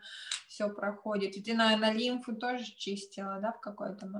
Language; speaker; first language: Russian; non-native, local second language; Latvian